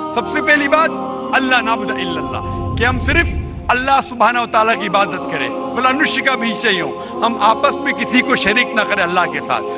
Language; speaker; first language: Urdu; non-native, local second language; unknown